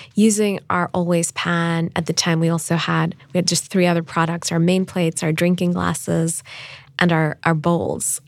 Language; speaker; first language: English; non-native, local second language; Urdu